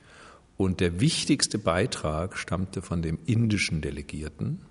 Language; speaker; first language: German; native; German